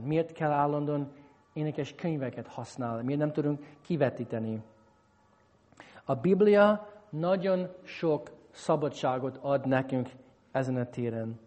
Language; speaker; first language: Hungarian; non-native, fluent; English